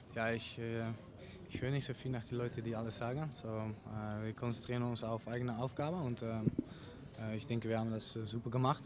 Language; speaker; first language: German; non-native, fluent; Dutch